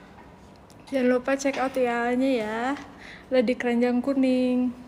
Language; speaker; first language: Indonesian; native; Indonesian